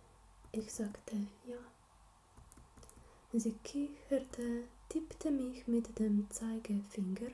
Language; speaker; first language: German; non-native, learner; Slovenian